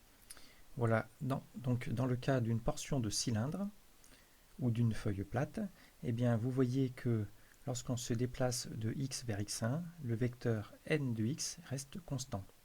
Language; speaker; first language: French; native; French